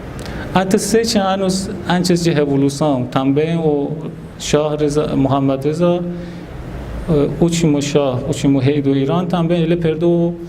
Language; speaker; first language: Portuguese; non-native, fluent; Persian